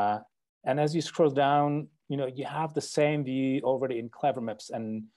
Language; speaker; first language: English; non-native, fluent; Czech